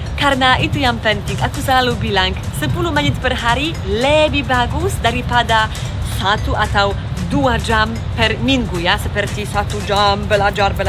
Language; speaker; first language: Indonesian; non-native, fluent; Polish